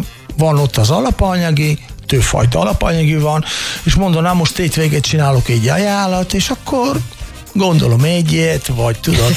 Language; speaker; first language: Hungarian; non-native, learner; Italian